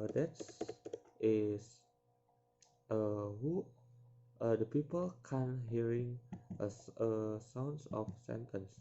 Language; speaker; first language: English; non-native, learner; Indonesian